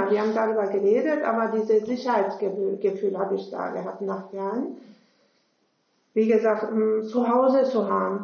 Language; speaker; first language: German; non-native, fluent; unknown